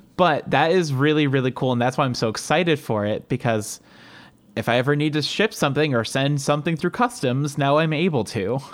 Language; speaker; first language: English; native; English